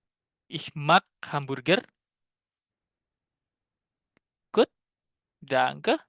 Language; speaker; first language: German; non-native, fluent; Indonesian